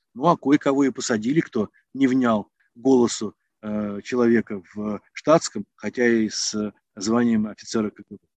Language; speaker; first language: Russian; native; Russian